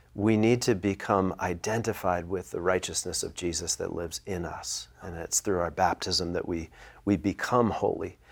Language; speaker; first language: English; native; English